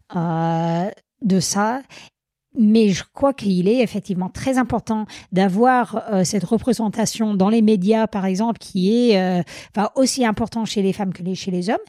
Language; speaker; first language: French; non-native, fluent; English